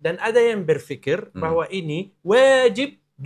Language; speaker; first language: Indonesian; non-native, learner; Arabic